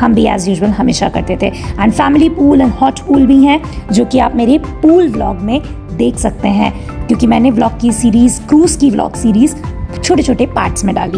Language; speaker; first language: Hindi; native; Hindi